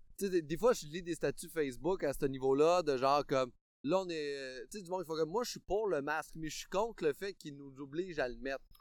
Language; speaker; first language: French; native; French